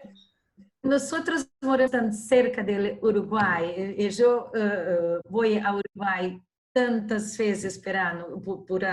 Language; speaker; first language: Spanish; non-native, learner; Portuguese